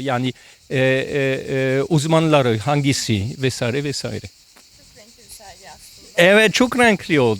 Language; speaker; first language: Turkish; non-native, fluent; French